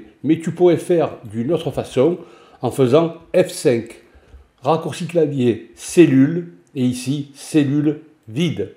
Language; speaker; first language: French; native; French